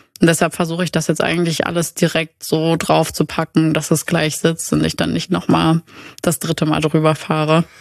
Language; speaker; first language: German; native; German